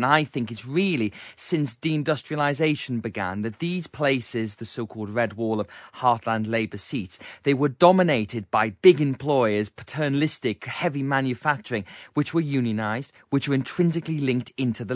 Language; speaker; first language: English; native; English